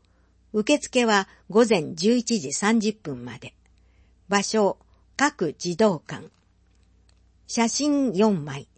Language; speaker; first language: Japanese; native; Japanese